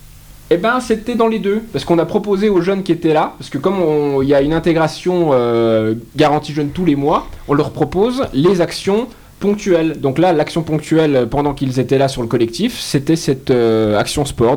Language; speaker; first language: French; native; French